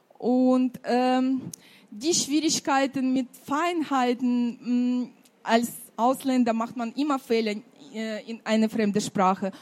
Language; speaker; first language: German; non-native, fluent; Russian